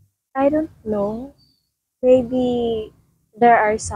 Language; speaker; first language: English; non-native, local second language; Cebuano